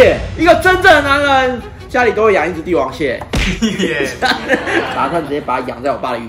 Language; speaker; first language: Chinese; native; Chinese